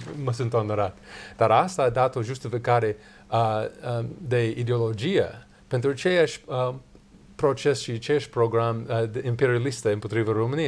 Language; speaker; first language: Romanian; non-native, learner; English